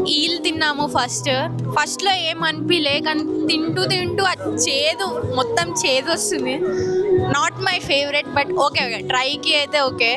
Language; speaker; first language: Telugu; native; Telugu